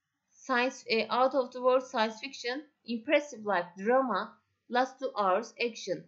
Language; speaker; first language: English; non-native, fluent; Turkish